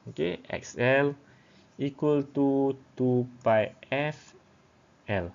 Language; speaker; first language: English; non-native, local second language; Malay